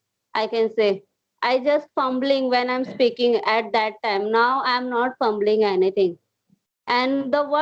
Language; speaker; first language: English; non-native, learner; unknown